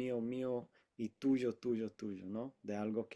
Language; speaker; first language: Spanish; non-native, fluent; Hebrew